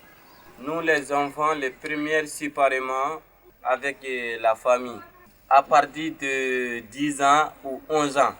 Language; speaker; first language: French; non-native, learner; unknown